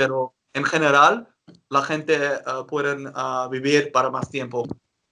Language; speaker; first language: Spanish; non-native, learner; Dutch